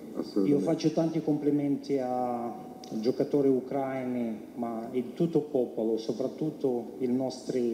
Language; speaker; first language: Italian; non-native, fluent; Ukrainian